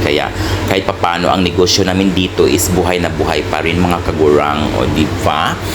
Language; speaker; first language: Filipino; non-native, local second language; Cebuano